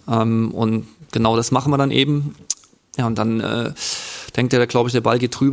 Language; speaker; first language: German; native; German